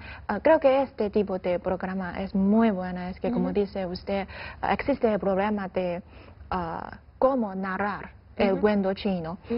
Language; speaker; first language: Spanish; non-native, fluent; Chinese